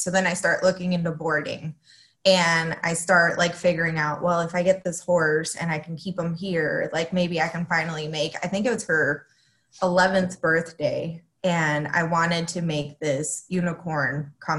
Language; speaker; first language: English; early bilingual, other home language; Spanish